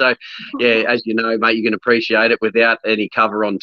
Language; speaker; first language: English; native; English